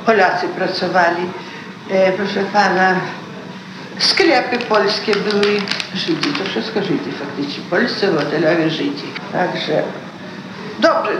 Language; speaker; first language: Polish; early bilingual, heritage; Polish